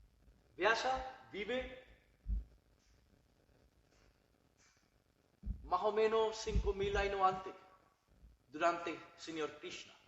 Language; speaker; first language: Spanish; non-native, learner; Bangla